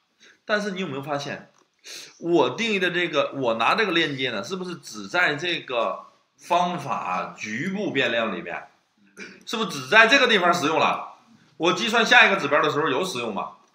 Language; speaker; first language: Chinese; native; Chinese